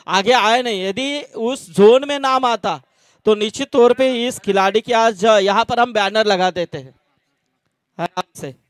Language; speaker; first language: Hindi; non-native, local second language; Marathi